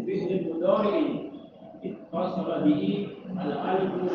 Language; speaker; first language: Arabic; non-native, learner; Indonesian